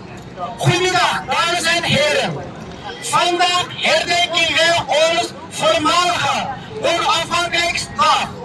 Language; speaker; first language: Dutch; non-native, learner; Uyghur